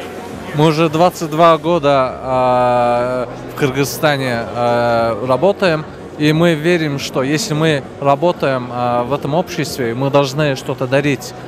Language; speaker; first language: Russian; non-native, fluent; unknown